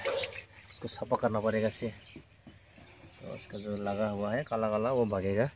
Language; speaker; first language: Hindi; non-native, local second language; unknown